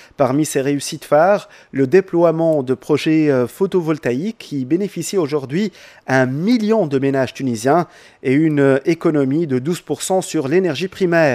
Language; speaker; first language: French; non-native, local second language; Arabic